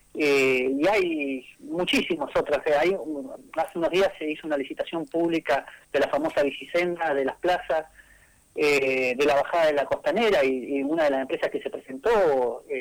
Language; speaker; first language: Spanish; native; Spanish